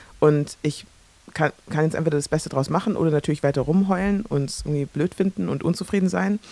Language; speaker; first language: German; early bilingual, other home language; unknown